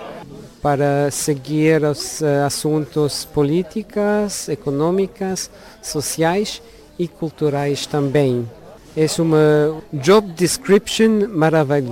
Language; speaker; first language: Portuguese; non-native, learner; Luxembourgish